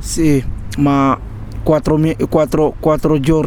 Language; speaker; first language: Italian; non-native, learner; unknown